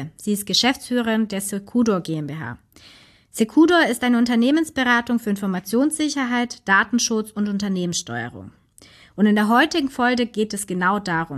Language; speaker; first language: German; native; German